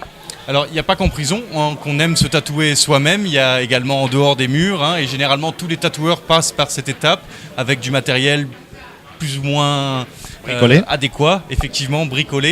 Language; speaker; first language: French; native; French